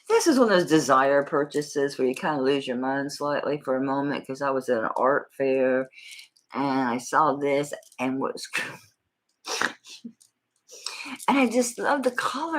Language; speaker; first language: English; native; English